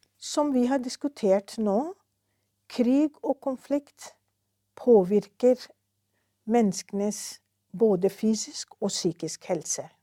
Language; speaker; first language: Norwegian; non-native, fluent; Urdu